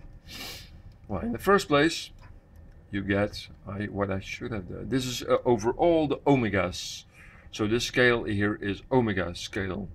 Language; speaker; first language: English; non-native, fluent; Dutch